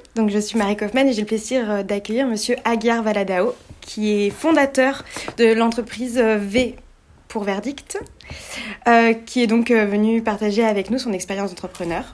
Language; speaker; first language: French; native; French